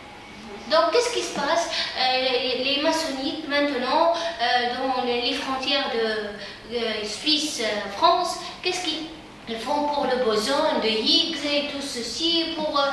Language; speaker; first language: French; non-native, learner; Arabic